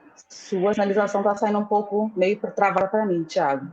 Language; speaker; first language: Portuguese; native; Portuguese